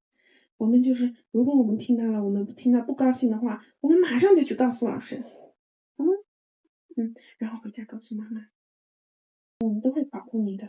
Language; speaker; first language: Chinese; native; Chinese